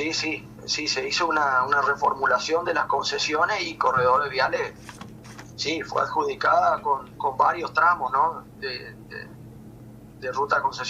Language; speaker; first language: Spanish; native; Spanish